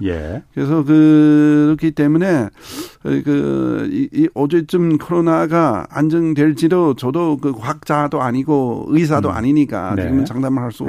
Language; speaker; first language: Korean; non-native, fluent; Chinese